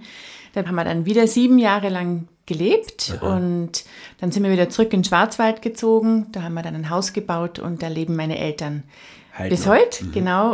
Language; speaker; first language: German; native; German